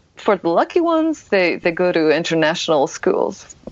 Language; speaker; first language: English; non-native, fluent; Japanese